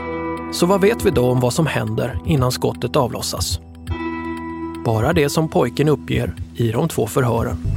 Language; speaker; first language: Swedish; native; Swedish